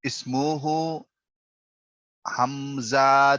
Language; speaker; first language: Arabic; non-native, learner; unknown